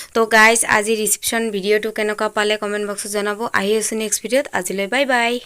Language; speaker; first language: Assamese; native; Assamese